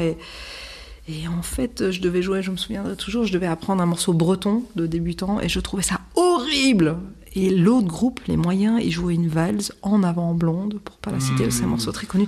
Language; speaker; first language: French; native; French